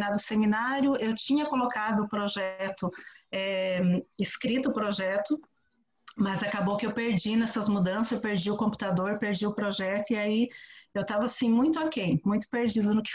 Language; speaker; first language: Portuguese; native; Portuguese